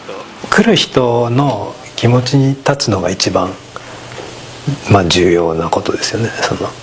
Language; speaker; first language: Japanese; native; Japanese